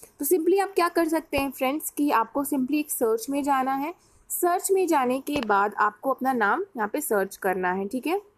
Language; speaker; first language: Hindi; native; Hindi